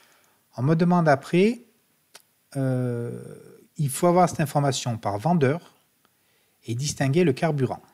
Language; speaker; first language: French; native; French